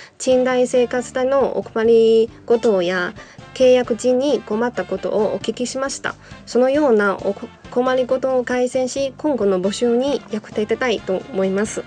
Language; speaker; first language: Japanese; non-native, fluent; Chinese